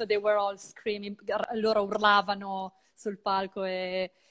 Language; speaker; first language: English; non-native, fluent; Italian